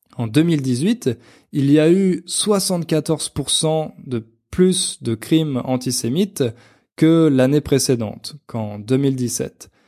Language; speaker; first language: French; native; French